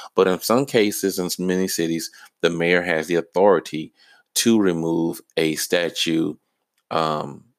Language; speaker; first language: English; native; English